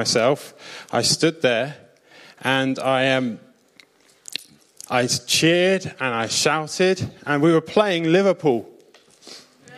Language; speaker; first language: English; native; English